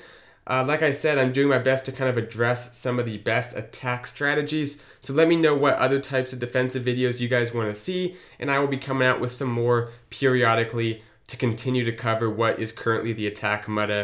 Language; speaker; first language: English; native; English